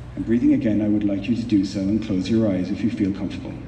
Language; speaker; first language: English; native; English